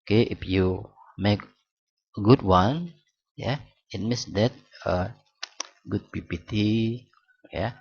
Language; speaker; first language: English; non-native, learner; Indonesian